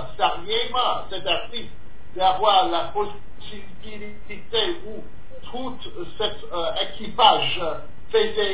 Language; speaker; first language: French; non-native, fluent; English